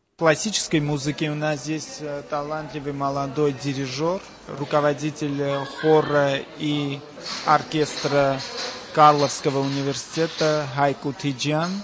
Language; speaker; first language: Russian; non-native, local second language; Armenian